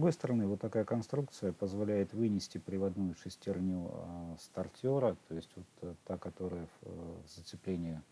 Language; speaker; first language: Russian; native; Russian